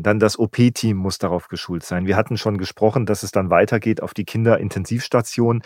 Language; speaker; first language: German; native; German